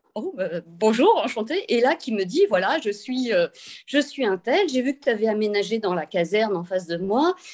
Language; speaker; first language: French; native; French